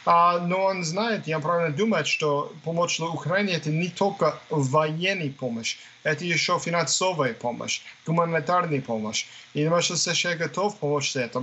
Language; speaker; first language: Russian; non-native, fluent; English